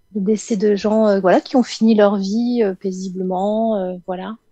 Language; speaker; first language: French; native; French